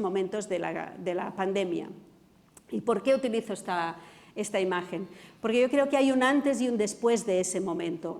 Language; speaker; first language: Spanish; non-native, local second language; Catalan